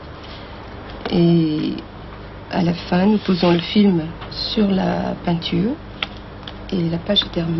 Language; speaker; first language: French; native; French